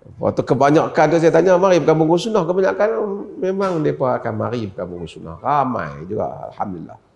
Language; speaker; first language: Malay; native; Malay